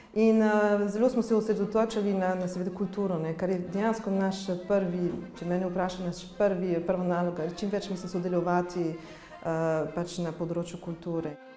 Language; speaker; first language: Slovenian; non-native, fluent; French